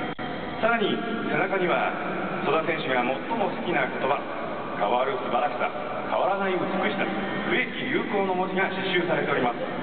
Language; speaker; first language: Japanese; native; Japanese